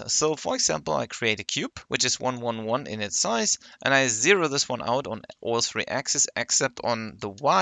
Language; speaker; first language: English; non-native, fluent; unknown